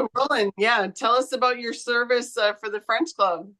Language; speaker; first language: English; native; English